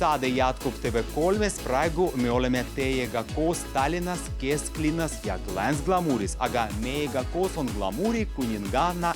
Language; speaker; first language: Estonian; non-native, local second language; Russian